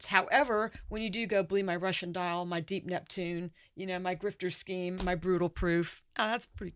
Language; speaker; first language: English; native; English